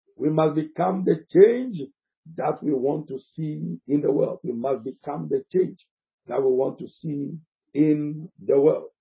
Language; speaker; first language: English; non-native, local second language; Akan